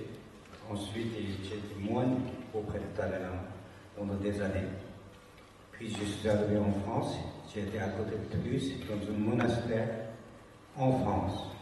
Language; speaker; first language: French; non-native, fluent; Tibetan